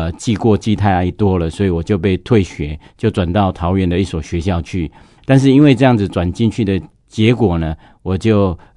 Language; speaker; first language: Chinese; non-native, local second language; Hakka Chinese